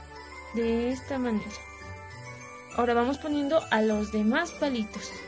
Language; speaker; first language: Spanish; native; Spanish